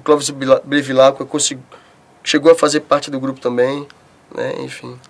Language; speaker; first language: Portuguese; native; Portuguese